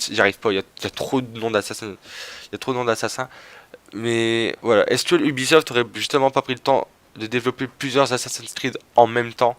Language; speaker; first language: French; native; French